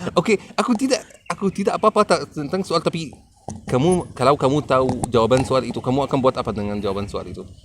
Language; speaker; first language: Indonesian; non-native, learner; Arabic